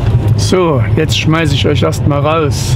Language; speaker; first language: German; native; German